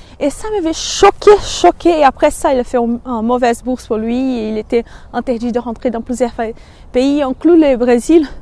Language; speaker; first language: French; non-native, fluent; Portuguese